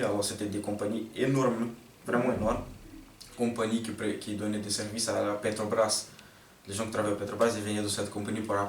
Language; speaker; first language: French; non-native, fluent; Portuguese